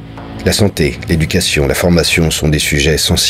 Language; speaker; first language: French; native; French